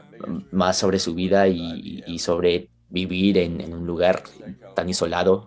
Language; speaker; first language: Spanish; early bilingual, heritage; Spanish